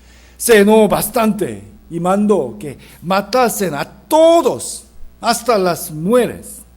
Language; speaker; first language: Spanish; non-native, fluent; Korean